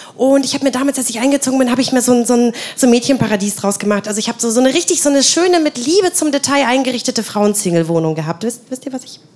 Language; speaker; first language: German; native; German